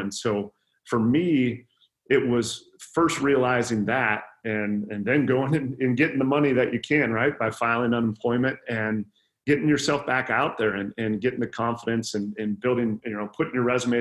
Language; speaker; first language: English; native; English